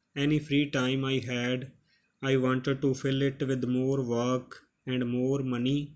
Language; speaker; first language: English; non-native, local second language; Punjabi